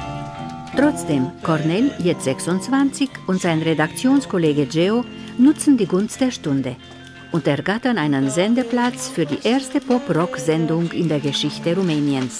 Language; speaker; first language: German; native; German